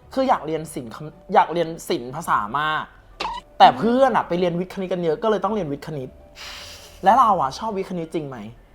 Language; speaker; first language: Thai; native; Thai